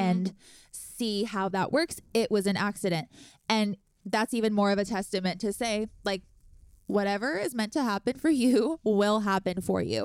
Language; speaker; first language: English; native; English